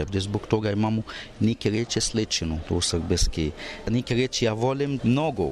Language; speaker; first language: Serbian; non-native, learner; Arabic